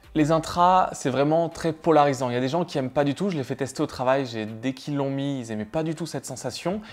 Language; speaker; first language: French; native; French